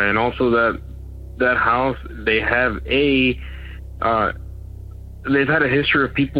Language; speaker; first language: English; native; English